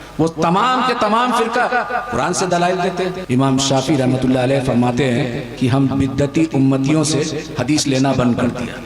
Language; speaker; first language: Hindi; non-native, fluent; Chinese